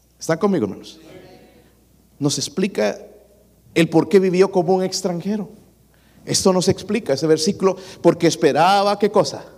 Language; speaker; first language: Spanish; native; Spanish